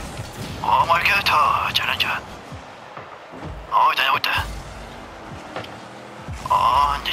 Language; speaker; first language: Norwegian; native; Norwegian